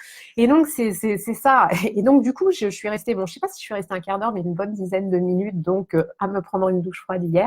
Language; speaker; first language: French; native; French